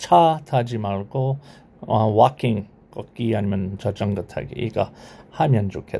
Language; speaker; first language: Korean; non-native, learner; English